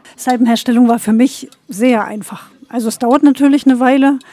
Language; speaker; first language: German; native; German